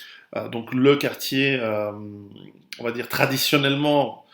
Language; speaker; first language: French; native; French